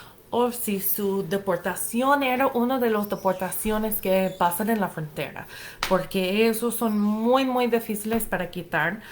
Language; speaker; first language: Spanish; non-native, fluent; English